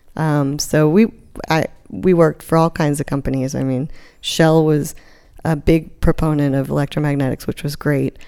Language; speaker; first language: English; native; English